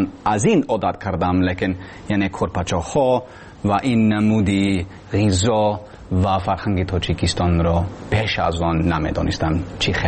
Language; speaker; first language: Tajik; non-native, learner; English